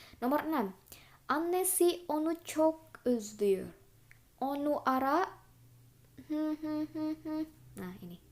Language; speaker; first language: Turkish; non-native, fluent; Indonesian